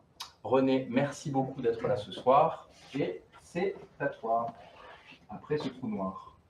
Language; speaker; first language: French; native; French